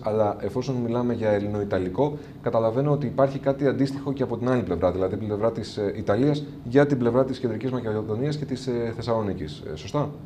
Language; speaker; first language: Greek; native; Greek